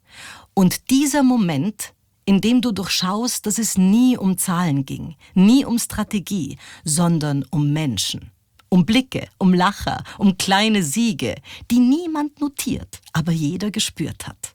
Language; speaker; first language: German; native; German